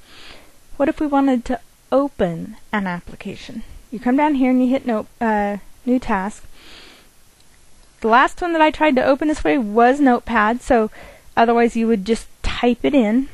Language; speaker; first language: English; native; English